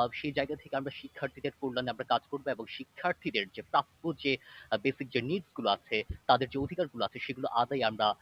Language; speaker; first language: Bangla; non-native, local second language; Chakma